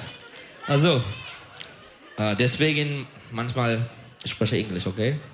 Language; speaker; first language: German; non-native, learner; Turkish